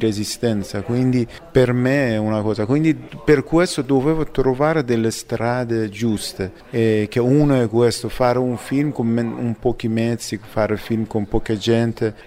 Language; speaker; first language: Italian; non-native, fluent; Persian